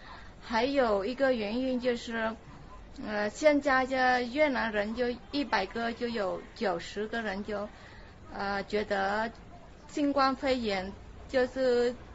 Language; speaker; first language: Chinese; non-native, fluent; Vietnamese